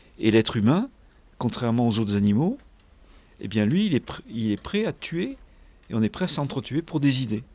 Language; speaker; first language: French; native; French